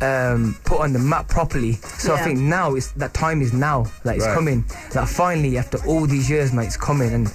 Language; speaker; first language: English; native; English